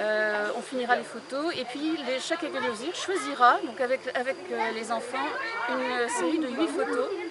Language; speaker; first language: French; native; French